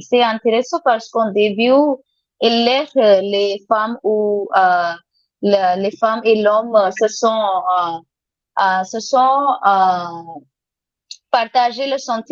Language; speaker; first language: French; non-native, learner; Hindi